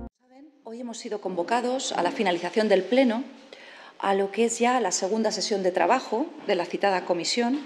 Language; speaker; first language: Spanish; native; Spanish